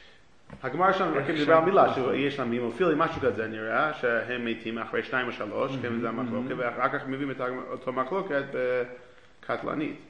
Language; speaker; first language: Hebrew; non-native, fluent; English